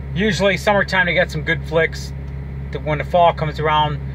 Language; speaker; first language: English; native; English